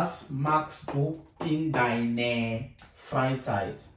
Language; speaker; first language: German; non-native, fluent; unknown